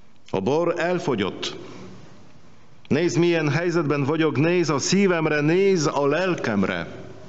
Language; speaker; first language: Hungarian; non-native, fluent; Polish